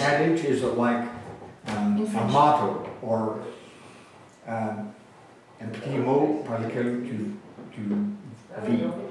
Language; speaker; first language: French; non-native, fluent; English